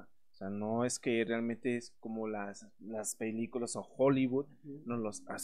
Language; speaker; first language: Spanish; native; Spanish